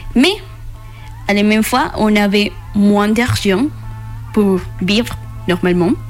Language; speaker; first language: French; non-native, learner; Spanish